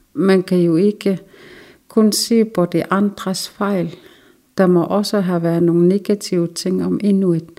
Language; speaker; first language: Danish; non-native, local second language; Kalaallisut